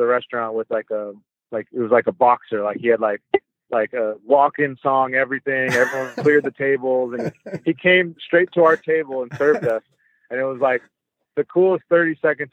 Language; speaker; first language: English; native; English